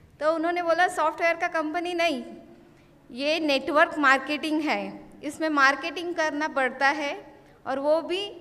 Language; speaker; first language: Hindi; non-native, local second language; Marathi